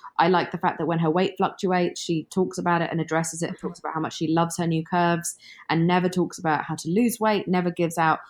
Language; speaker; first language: English; native; English